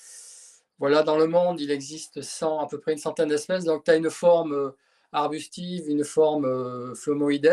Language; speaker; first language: French; native; French